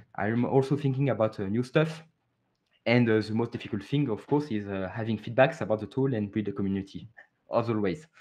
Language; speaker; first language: English; non-native, fluent; French